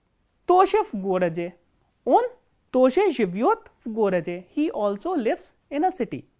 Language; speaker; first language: Russian; non-native, fluent; Hindi